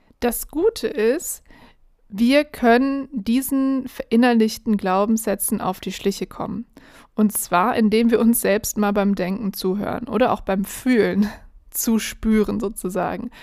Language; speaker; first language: German; native; German